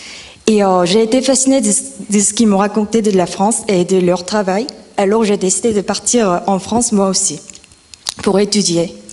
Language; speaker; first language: French; non-native, fluent; Korean